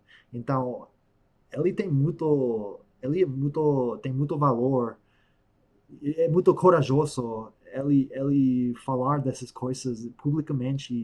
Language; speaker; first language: Portuguese; non-native, fluent; English